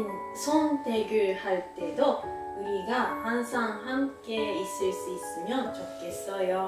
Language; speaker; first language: Korean; non-native, learner; Japanese